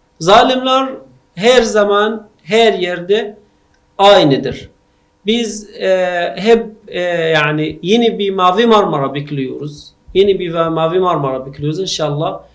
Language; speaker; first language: Turkish; non-native, learner; Arabic